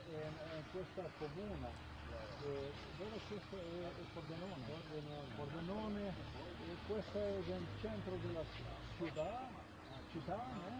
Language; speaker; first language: Italian; non-native, learner; Slovenian